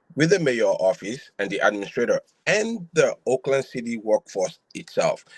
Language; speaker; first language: English; non-native, local second language; Yoruba